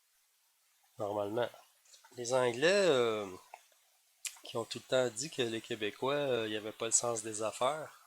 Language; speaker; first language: French; native; French